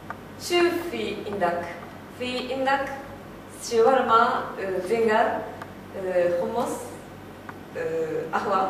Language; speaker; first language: Arabic; non-native, learner; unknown